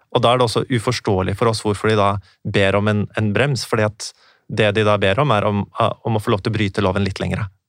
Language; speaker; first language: Norwegian; native; Norwegian